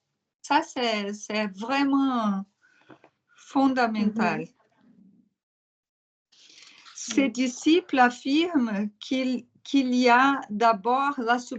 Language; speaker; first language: French; non-native, fluent; Portuguese